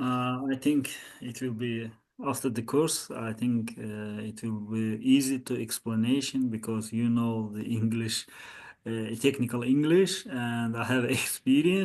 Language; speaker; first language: English; non-native, learner; Azerbaijani